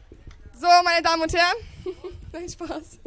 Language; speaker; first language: German; non-native, learner; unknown